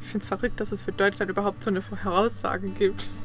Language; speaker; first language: German; native; German